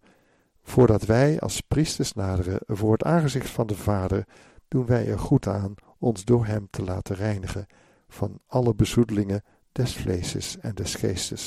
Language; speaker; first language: Dutch; native; Dutch